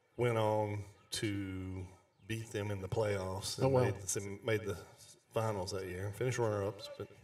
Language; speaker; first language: English; native; English